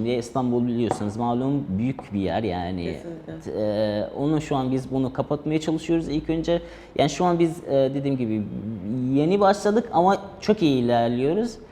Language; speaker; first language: Turkish; non-native, fluent; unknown